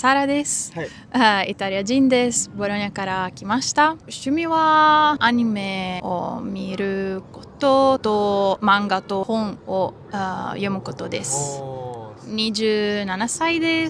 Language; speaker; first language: Japanese; non-native, learner; Italian